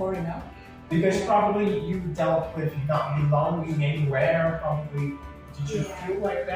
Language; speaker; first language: English; non-native, fluent; Portuguese